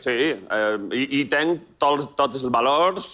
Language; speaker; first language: Catalan; non-native, local second language; Spanish